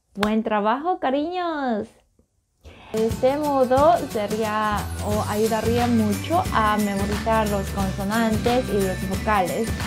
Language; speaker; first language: Spanish; non-native, learner; Korean